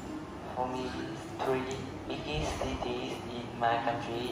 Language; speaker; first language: English; non-native, learner; Vietnamese